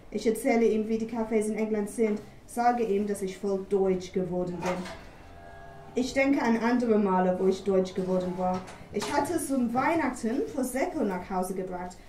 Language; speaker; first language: German; non-native, fluent; English